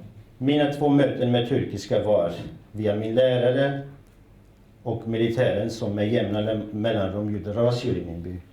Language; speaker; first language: Swedish; non-native, fluent; Kurdish